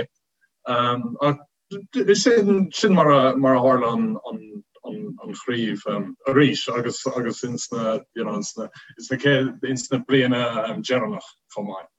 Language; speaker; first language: Irish; non-native, fluent; English